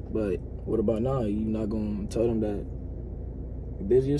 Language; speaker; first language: English; native; English